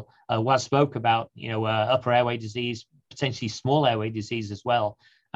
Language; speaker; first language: English; native; English